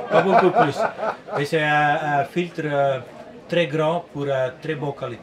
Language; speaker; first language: French; non-native, learner; Dutch